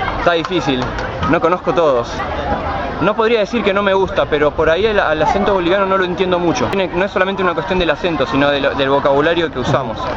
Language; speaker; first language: Spanish; native; Spanish